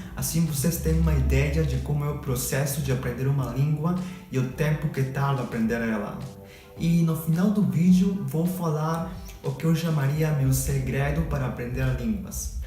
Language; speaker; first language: Portuguese; non-native, fluent; Spanish